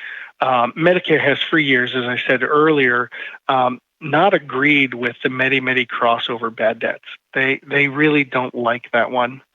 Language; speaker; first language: English; native; English